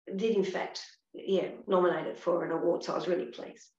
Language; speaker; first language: English; native; English